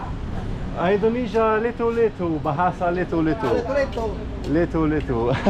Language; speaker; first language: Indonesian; non-native, learner; Polish